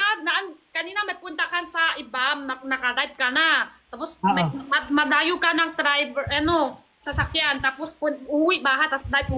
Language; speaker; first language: Filipino; non-native, learner; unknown